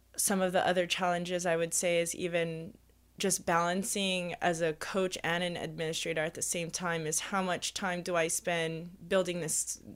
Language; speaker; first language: English; early bilingual, other home language; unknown